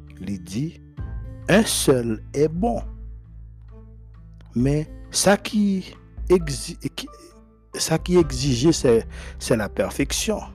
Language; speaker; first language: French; non-native, local second language; Haitian Creole